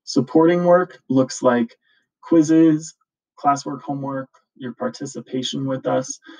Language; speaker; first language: English; native; English